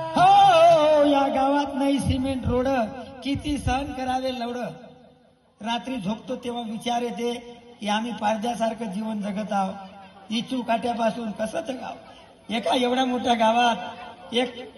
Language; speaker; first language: Marathi; non-native, local second language; Lambadi